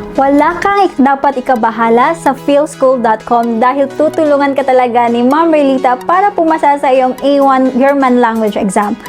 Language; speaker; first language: Filipino; non-native, local second language; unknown